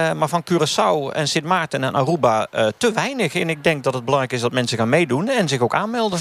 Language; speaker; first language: Dutch; native; Dutch